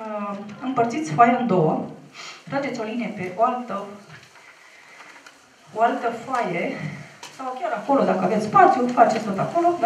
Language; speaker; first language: Romanian; native; Romanian